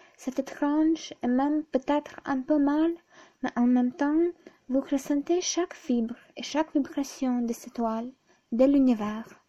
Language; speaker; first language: French; non-native, fluent; Ukrainian